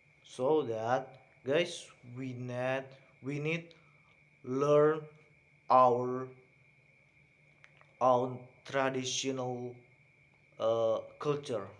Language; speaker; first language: English; non-native, learner; Indonesian